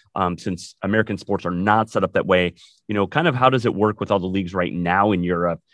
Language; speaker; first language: English; native; English